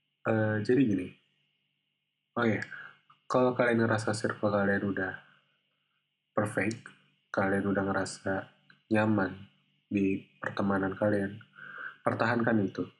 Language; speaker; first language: Indonesian; native; Indonesian